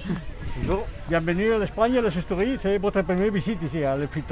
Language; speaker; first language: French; non-native, fluent; Spanish